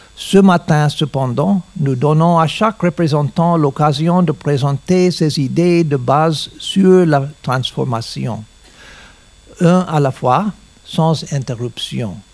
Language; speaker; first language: French; non-native, learner; English